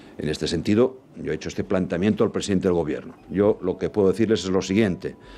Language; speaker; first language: Spanish; non-native, local second language; Catalan